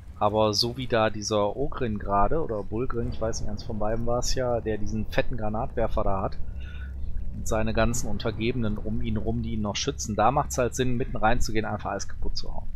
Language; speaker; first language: German; native; German